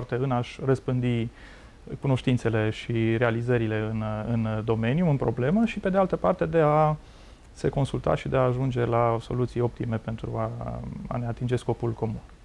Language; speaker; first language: Romanian; native; Romanian